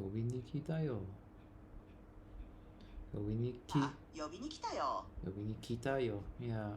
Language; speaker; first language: Japanese; non-native, learner; English